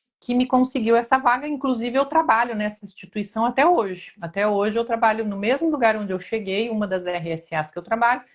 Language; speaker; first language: Portuguese; native; Portuguese